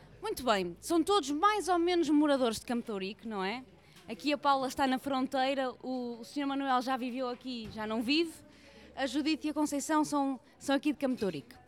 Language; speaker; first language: Portuguese; native; Portuguese